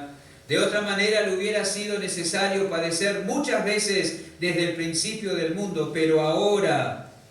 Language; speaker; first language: Spanish; native; Spanish